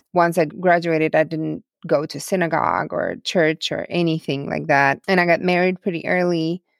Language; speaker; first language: English; non-native, fluent; Russian